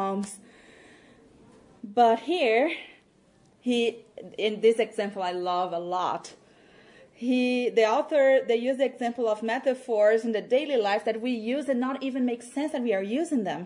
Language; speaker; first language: English; non-native, fluent; Portuguese